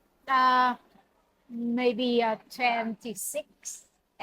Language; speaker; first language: English; non-native, learner; Vietnamese